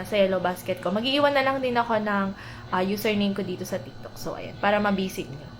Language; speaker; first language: Filipino; native; Filipino